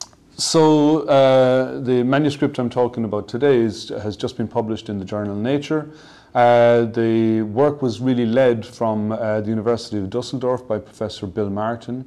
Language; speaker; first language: English; native; English